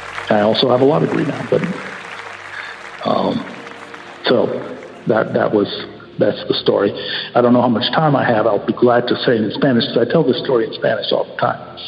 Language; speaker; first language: English; early bilingual, other home language; Spanish